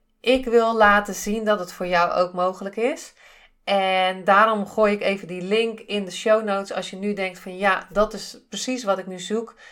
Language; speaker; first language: Dutch; native; Dutch